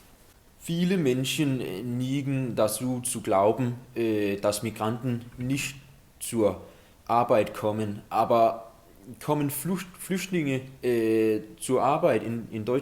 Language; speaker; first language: German; non-native, learner; Danish